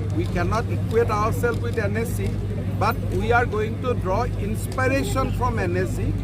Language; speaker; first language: English; non-native, local second language; Assamese